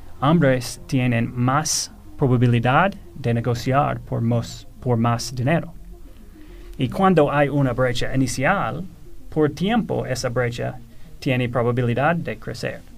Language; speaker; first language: Spanish; non-native, fluent; English